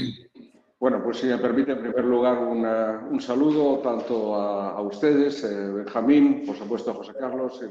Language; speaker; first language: Spanish; native; Spanish